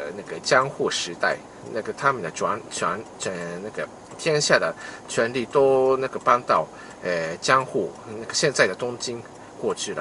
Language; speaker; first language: Chinese; non-native, fluent; Japanese